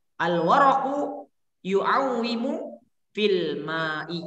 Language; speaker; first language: Arabic; non-native, learner; Indonesian